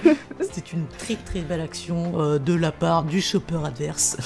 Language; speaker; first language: French; native; French